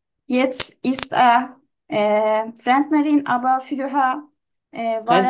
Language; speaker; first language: German; non-native, learner; Turkish